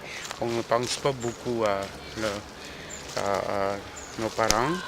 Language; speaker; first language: French; non-native, fluent; Korean